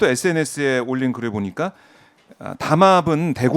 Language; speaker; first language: Korean; native; Korean